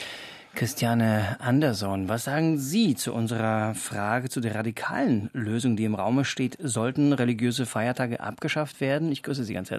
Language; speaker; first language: German; native; German